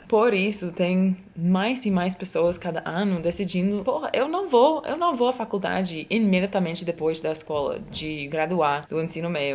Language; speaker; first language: Portuguese; non-native, fluent; English